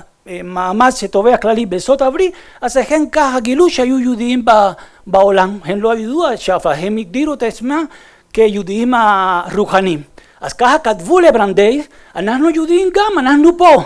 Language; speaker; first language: Hebrew; non-native, fluent; Spanish